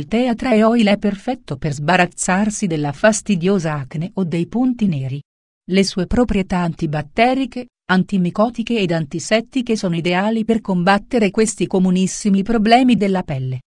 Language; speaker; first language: Italian; native; Italian